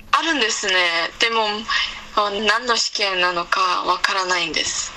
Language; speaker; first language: Japanese; non-native, fluent; Korean